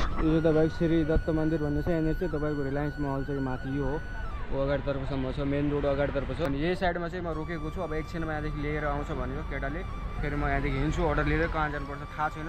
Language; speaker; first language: Nepali; native; Nepali